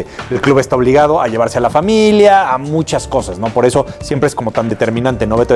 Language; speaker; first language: Spanish; native; Spanish